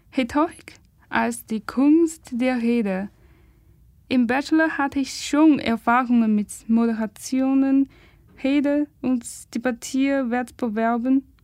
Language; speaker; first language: German; non-native, fluent; Chinese